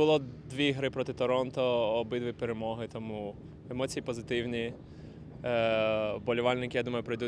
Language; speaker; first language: Ukrainian; non-native, local second language; Russian